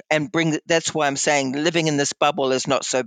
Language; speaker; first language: English; native; English